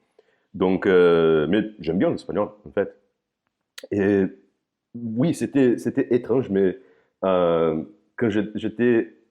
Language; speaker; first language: French; non-native, fluent; Portuguese